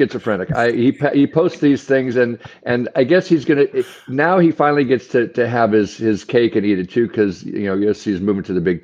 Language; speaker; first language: English; native; English